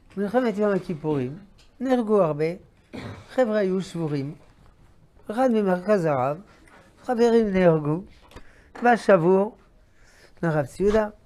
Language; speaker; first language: Hebrew; non-native, fluent; French